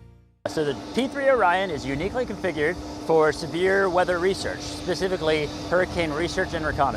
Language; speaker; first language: English; native; English